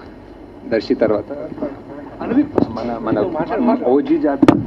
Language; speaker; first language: Telugu; native; Telugu